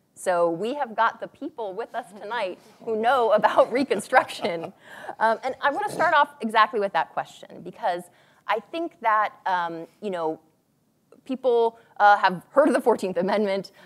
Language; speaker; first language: English; native; English